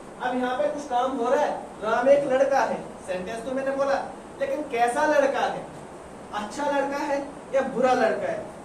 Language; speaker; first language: Hindi; non-native, local second language; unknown